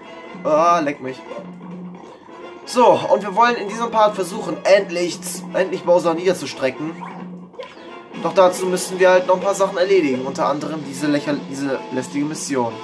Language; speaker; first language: German; native; German